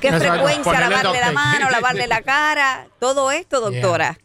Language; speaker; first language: Spanish; native; Spanish